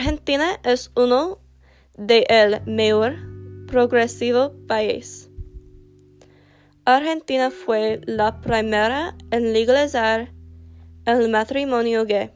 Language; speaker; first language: Spanish; non-native, learner; English